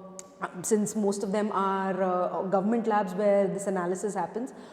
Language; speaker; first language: English; non-native, local second language; Hindi